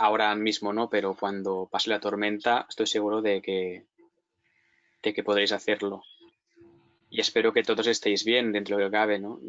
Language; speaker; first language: Spanish; native; Spanish